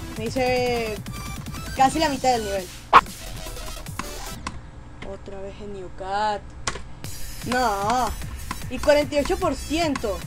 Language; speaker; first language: Spanish; native; Spanish